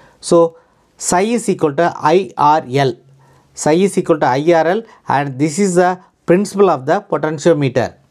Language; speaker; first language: English; non-native, local second language; Tamil